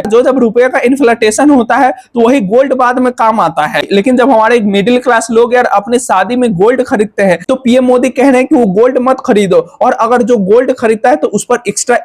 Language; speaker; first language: Hindi; native; Hindi